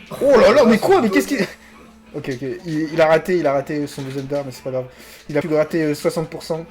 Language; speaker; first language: French; native; French